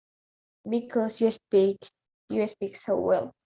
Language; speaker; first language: English; non-native, learner; Spanish